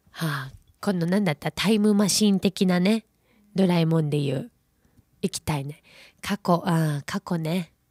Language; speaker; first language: Japanese; native; Japanese